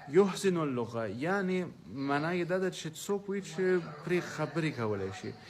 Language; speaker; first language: Pashto; non-native, fluent; German